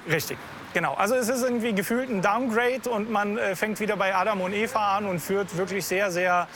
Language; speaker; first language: German; non-native, fluent; Bulgarian